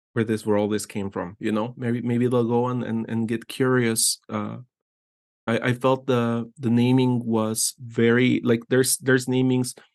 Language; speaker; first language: English; non-native, fluent; Spanish